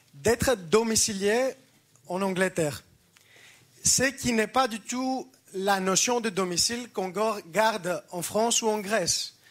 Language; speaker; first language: French; non-native, fluent; Greek